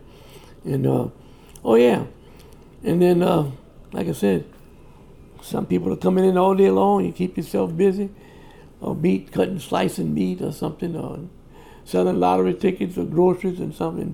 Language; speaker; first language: English; native; English